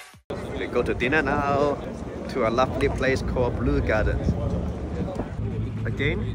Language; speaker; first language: English; non-native, learner; Cantonese